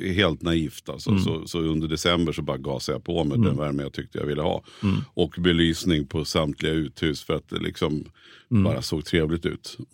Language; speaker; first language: Swedish; native; Swedish